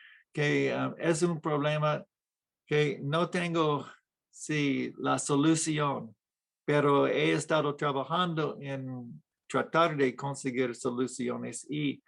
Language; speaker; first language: Spanish; non-native, fluent; English